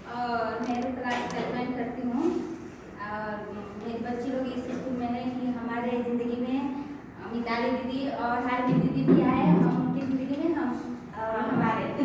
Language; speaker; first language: Hindi; non-native, local second language; Marathi